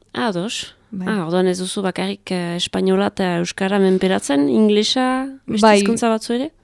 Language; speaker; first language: Basque; native; Basque